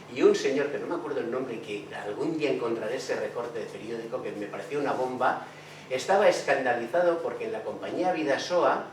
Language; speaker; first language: Spanish; native; Spanish